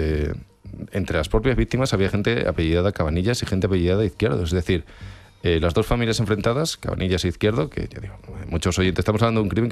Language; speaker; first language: Spanish; native; Spanish